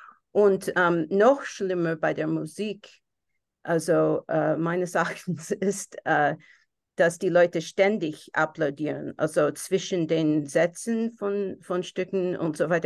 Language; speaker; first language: German; non-native, fluent; English